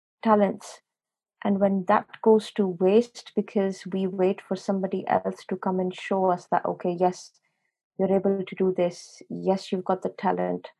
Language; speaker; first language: English; non-native, local second language; Urdu